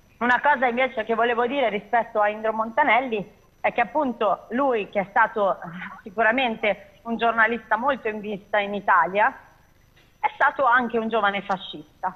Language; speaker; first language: Italian; early bilingual, other home language; Tigrinya